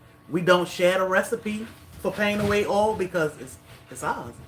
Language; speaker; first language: English; native; English